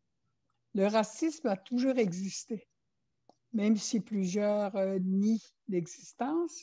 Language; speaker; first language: French; non-native, local second language; Innu-aimun